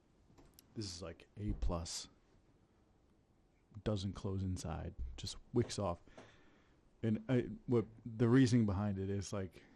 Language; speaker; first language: English; native; English